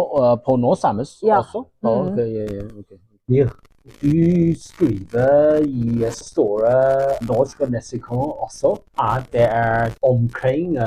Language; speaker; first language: Norwegian; non-native, learner; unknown